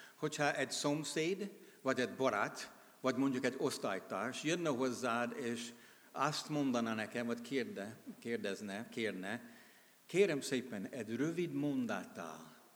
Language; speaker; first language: Hungarian; non-native, fluent; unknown